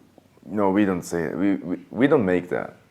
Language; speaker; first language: English; non-native, fluent; Japanese